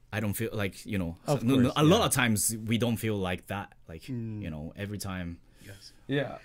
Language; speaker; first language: English; non-native, fluent; Japanese